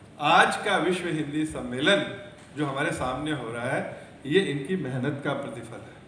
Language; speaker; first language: Hindi; native; Hindi